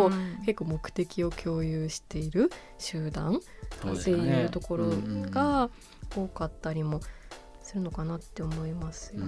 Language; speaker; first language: Japanese; native; Japanese